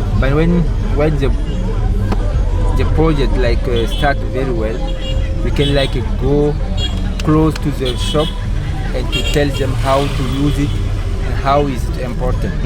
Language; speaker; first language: English; non-native, learner; Sango